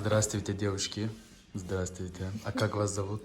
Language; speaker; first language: Russian; non-native, fluent; Turkish